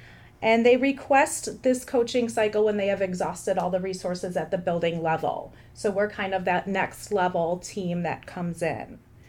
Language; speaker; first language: English; native; English